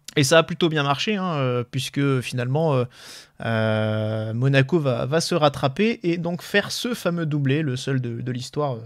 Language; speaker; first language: French; native; French